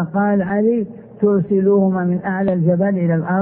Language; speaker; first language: Arabic; native; Arabic